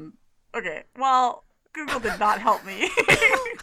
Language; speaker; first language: English; native; English